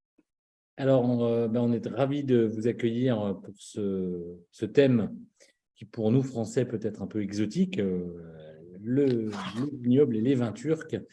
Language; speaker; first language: French; native; French